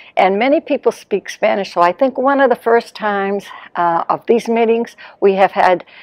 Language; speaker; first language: English; native; English